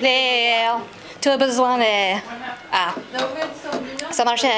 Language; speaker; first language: French; non-native, learner; English